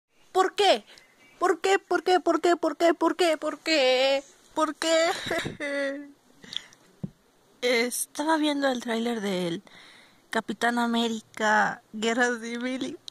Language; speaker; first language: Spanish; native; Spanish